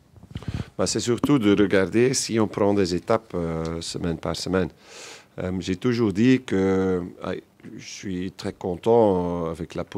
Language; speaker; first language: French; non-native, local second language; Dutch